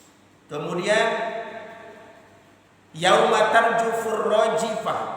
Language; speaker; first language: Indonesian; native; Indonesian